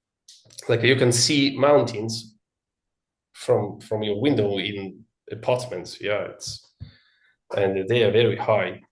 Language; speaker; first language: English; non-native, learner; Russian